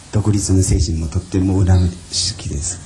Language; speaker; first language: Japanese; non-native, fluent; Chinese